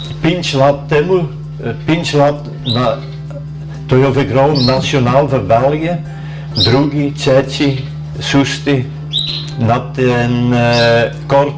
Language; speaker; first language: Polish; early bilingual, heritage; Polish